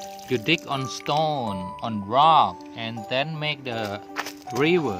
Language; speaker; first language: English; non-native, learner; Thai